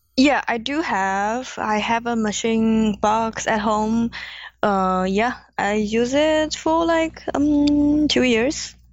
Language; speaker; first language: English; non-native, learner; Chinese